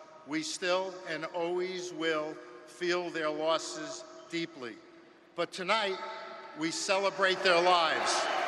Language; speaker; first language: English; native; English